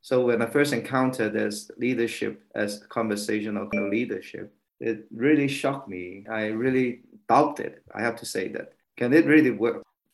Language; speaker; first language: English; non-native, local second language; Cantonese